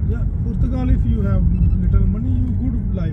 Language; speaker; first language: English; non-native, learner; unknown